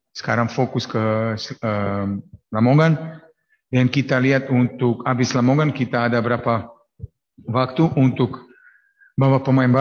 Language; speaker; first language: Indonesian; non-native, fluent; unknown